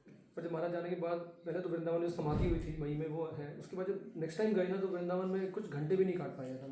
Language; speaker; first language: Hindi; native; Hindi